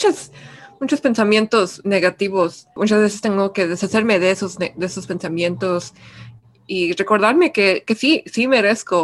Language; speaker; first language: Spanish; early bilingual, heritage; Spanish